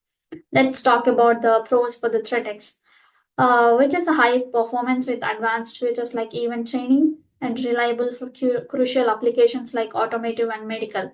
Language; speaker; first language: English; non-native, local second language; Telugu